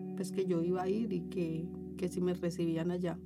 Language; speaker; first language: Spanish; native; Spanish